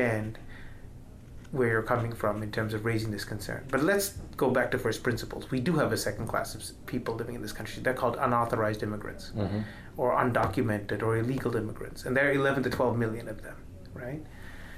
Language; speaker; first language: English; non-native, local second language; Tamil